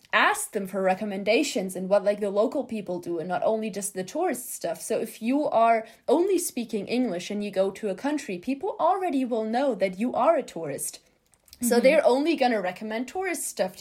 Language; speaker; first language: English; non-native, fluent; German